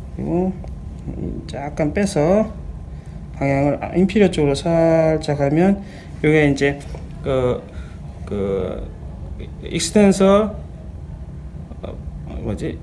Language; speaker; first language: Korean; native; Korean